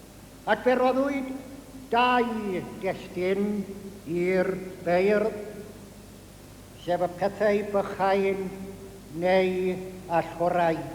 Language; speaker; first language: Welsh; native; Welsh